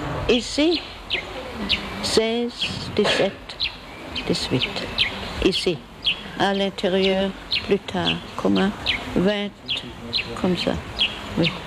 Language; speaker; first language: French; non-native, learner; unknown